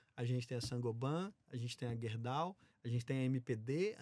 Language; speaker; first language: Portuguese; native; Portuguese